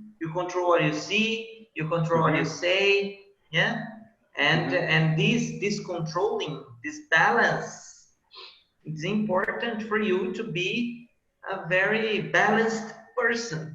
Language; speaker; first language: English; non-native, fluent; Portuguese